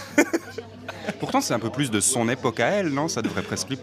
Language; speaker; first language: French; native; French